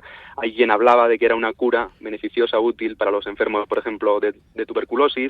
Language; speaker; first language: Spanish; native; Spanish